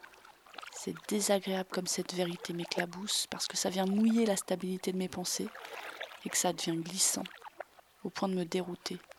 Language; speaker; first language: French; native; French